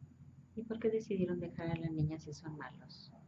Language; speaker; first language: Spanish; native; Spanish